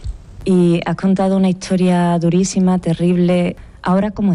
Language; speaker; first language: Spanish; native; Spanish